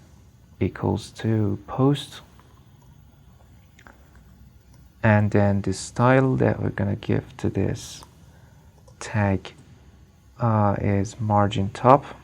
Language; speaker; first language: English; non-native, fluent; Persian